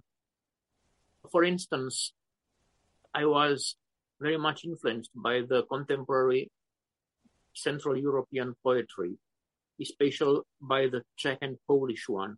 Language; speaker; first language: English; non-native, fluent; Romanian